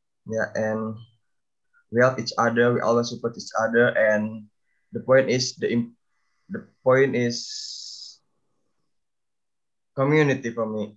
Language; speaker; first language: English; non-native, learner; Indonesian